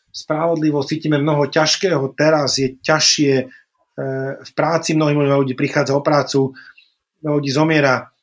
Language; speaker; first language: Slovak; non-native, local second language; Hungarian